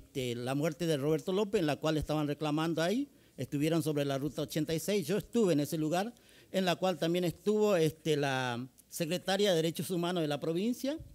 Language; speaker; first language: Spanish; native; Spanish